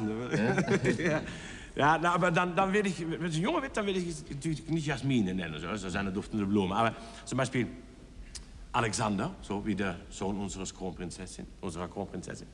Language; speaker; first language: German; non-native, fluent; Dutch